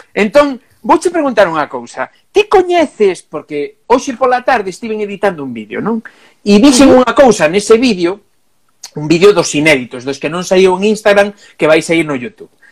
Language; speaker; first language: Galician; non-native, local second language; Spanish